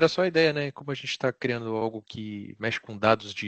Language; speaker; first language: Portuguese; native; Portuguese